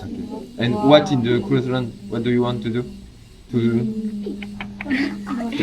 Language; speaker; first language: English; non-native, learner; French